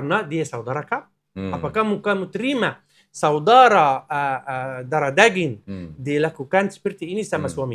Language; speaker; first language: Indonesian; non-native, learner; Arabic